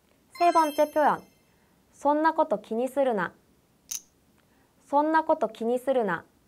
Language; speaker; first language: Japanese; non-native, fluent; Korean